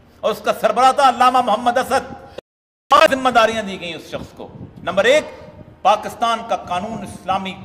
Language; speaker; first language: Urdu; non-native, local second language; Punjabi